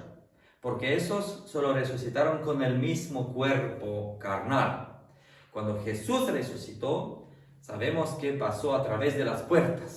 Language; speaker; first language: Spanish; non-native, fluent; French